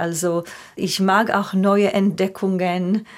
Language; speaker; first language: German; non-native, fluent; Hebrew